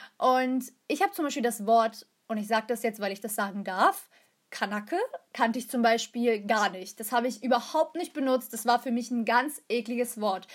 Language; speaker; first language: German; early bilingual, other home language; Turkish